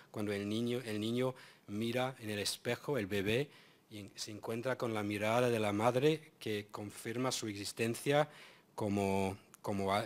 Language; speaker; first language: Spanish; non-native, fluent; English